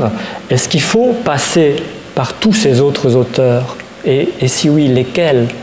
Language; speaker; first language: French; native; French